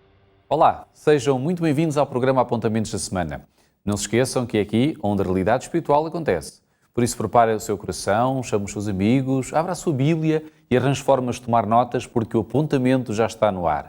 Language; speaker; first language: Portuguese; native; Portuguese